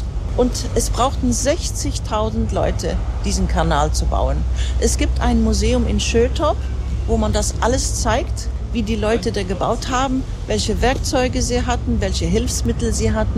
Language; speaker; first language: German; non-native, fluent; Swedish